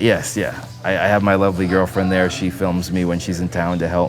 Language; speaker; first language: English; native; English